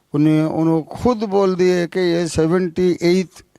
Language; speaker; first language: Hindi; non-native, local second language; Telugu